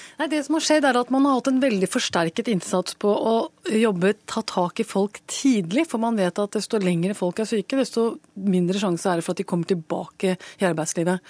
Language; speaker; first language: Norwegian; native; Norwegian